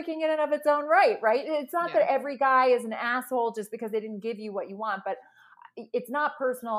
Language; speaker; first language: English; native; English